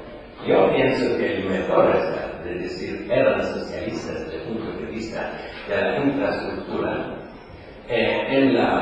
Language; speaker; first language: Spanish; non-native, fluent; Polish